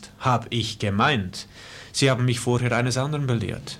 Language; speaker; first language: German; native; German